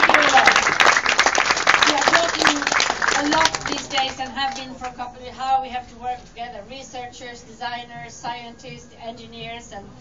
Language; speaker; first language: English; non-native, fluent; Swedish